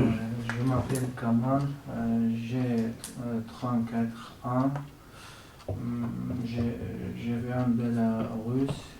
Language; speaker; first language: French; non-native, learner; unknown